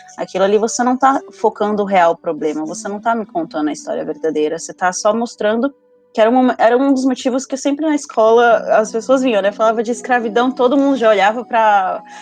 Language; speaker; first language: Portuguese; early bilingual, other home language; Spanish